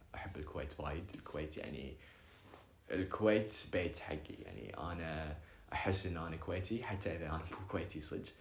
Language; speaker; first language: Arabic; early bilingual, other home language; Chinese